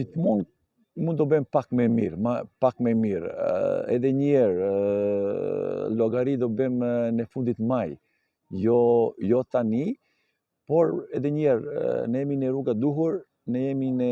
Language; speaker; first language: Albanian; non-native, learner; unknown